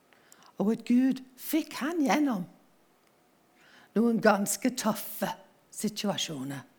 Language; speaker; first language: Norwegian; non-native, fluent; English